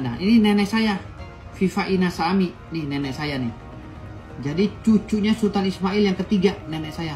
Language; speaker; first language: Indonesian; native; Indonesian